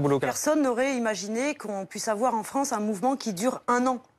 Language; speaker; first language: French; native; French